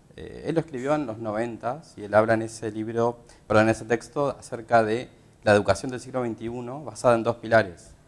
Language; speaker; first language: Spanish; native; Spanish